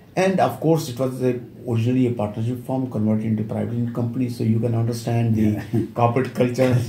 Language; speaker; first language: English; non-native, local second language; Punjabi